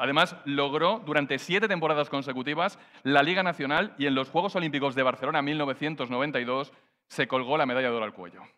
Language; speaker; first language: Spanish; native; Spanish